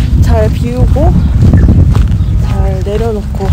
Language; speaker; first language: Korean; native; Korean